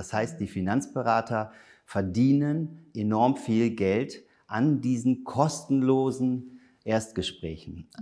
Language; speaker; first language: German; native; German